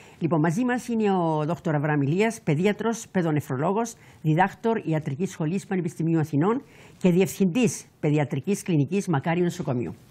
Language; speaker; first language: Greek; native; Greek